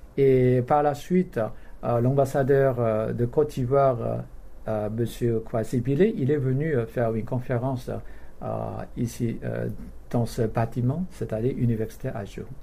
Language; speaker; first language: French; non-native, fluent; Korean